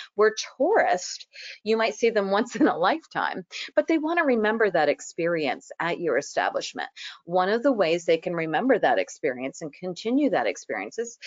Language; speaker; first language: English; native; English